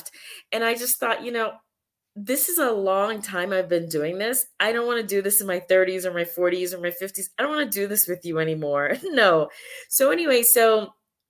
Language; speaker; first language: English; early bilingual, other home language; Spanish